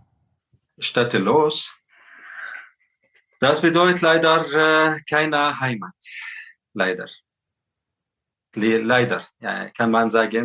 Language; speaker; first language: German; non-native, learner; Arabic